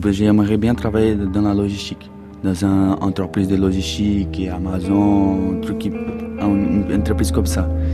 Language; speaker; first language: French; non-native, fluent; Portuguese